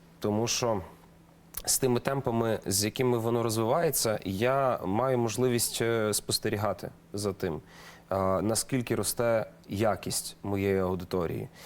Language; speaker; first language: Ukrainian; native; Ukrainian